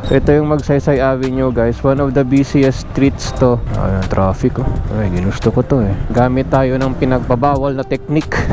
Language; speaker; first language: Filipino; non-native, local second language; Bikol